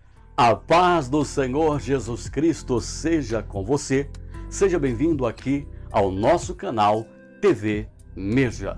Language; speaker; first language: Portuguese; native; Portuguese